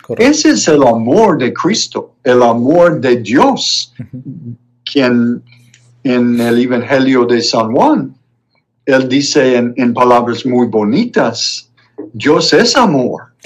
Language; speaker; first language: Spanish; non-native, fluent; English